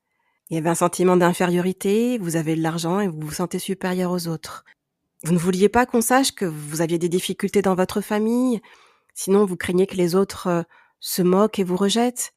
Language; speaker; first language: French; native; French